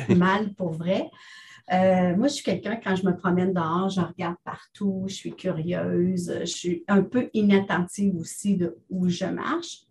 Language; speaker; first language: French; native; French